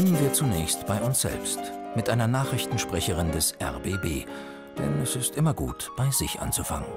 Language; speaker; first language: German; native; German